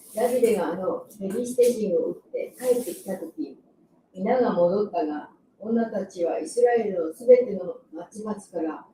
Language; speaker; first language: Japanese; native; Japanese